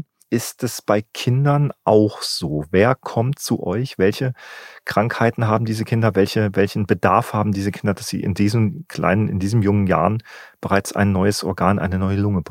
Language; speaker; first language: German; native; German